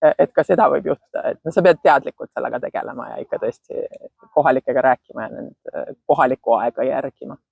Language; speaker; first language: Estonian; native; Estonian